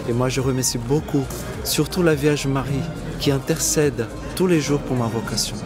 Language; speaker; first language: French; non-native, fluent; Portuguese